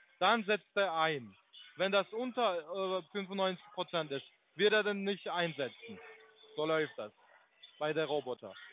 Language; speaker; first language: German; non-native, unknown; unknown